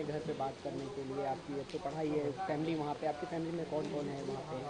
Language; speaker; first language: Hindi; native; Hindi